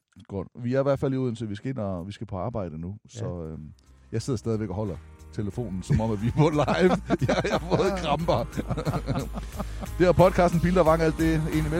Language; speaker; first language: Danish; native; Danish